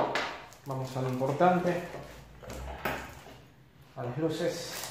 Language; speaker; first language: Spanish; native; Spanish